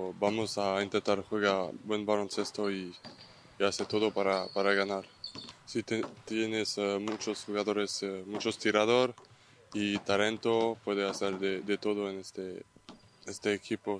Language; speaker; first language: Spanish; non-native, learner; French